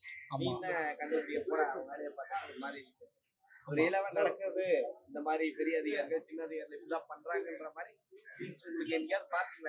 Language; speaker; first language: Tamil; native; Tamil